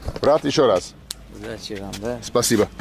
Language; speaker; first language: Russian; non-native, learner; English